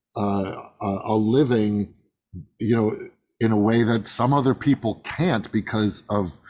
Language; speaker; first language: English; native; English